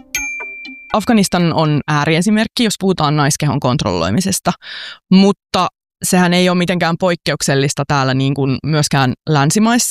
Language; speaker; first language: Finnish; native; Finnish